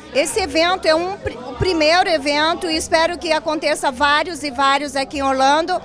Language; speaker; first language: Portuguese; native; Portuguese